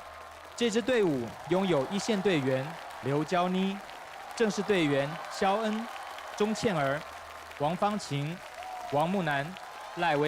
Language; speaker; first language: Chinese; native; Chinese